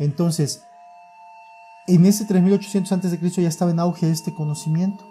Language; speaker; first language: Spanish; native; Spanish